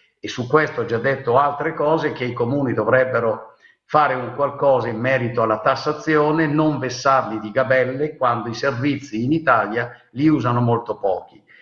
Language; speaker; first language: Italian; native; Italian